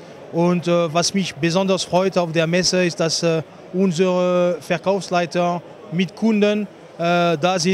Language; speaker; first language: German; non-native, fluent; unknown